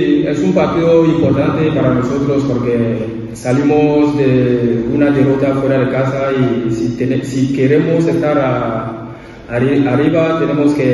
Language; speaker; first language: Spanish; non-native, learner; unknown